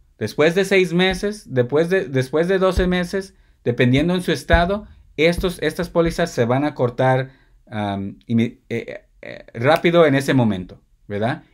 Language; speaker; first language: Spanish; early bilingual, heritage; Spanish